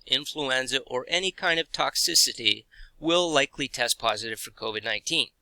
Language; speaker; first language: English; native; English